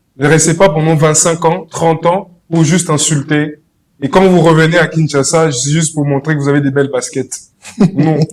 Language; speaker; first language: French; non-native, local second language; Lingala